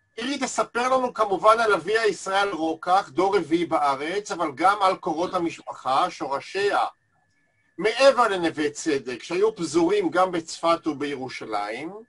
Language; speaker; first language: Hebrew; native; Hebrew